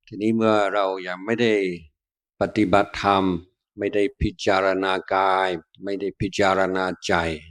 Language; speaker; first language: Thai; non-native, fluent; English